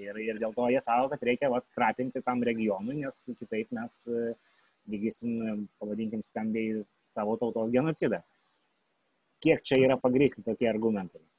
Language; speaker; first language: Lithuanian; native; Lithuanian